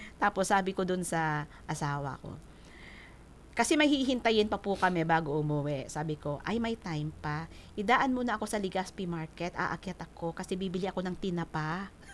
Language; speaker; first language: Filipino; non-native, local second language; Bikol